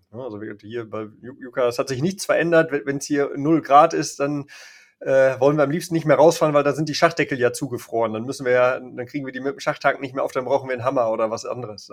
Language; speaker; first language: German; native; German